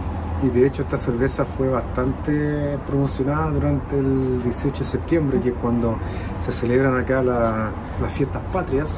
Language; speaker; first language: Spanish; native; Spanish